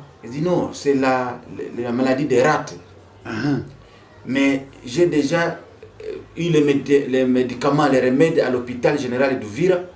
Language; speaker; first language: French; non-native, local second language; Swahili